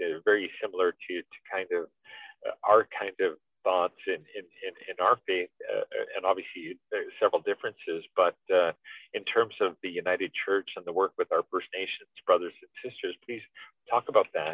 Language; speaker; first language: English; native; English